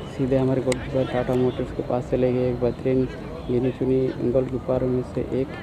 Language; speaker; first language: Hindi; native; Hindi